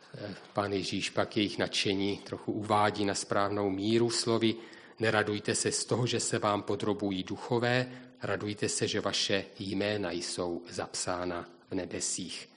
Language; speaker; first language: Czech; native; Czech